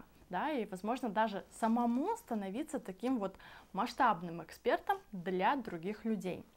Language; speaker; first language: Russian; native; Russian